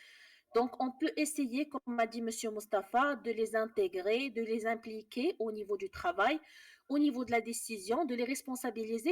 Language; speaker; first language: French; non-native, local second language; Arabic